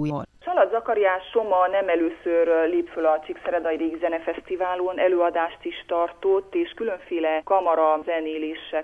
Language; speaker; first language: Hungarian; native; Hungarian